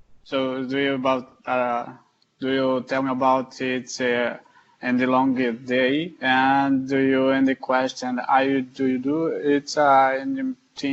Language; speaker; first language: English; non-native, learner; Portuguese